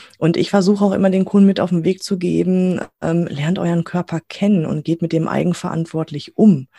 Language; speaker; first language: German; native; German